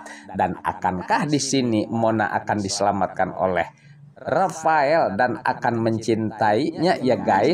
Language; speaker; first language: Indonesian; native; Indonesian